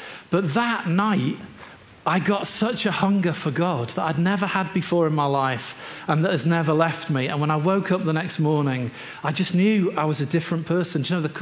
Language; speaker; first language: English; native; English